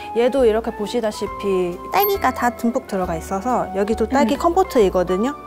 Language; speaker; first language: Korean; non-native, fluent; Chinese